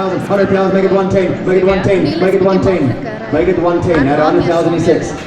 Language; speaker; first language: English; non-native, local second language; Afrikaans